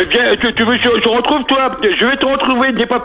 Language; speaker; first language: French; native; French